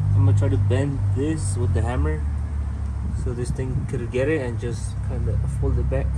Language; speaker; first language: English; early bilingual, other home language; Spanish